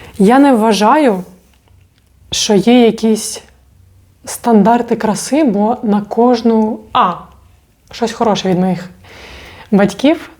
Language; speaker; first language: Ukrainian; non-native, local second language; Russian